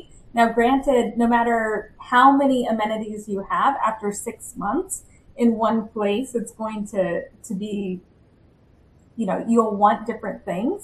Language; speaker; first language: English; native; English